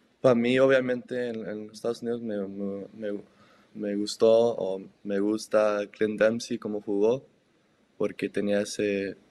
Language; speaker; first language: Spanish; early bilingual, heritage; Spanish